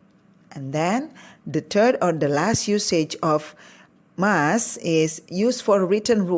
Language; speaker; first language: English; non-native, learner; Indonesian